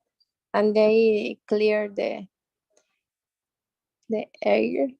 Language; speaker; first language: English; non-native, learner; Spanish